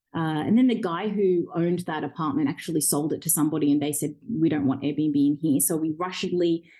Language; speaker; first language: English; early bilingual, other home language; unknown